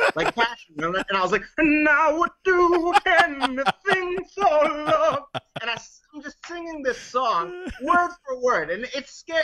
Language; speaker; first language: English; native; English